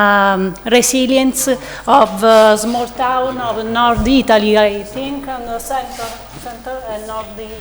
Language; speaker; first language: English; non-native, learner; Italian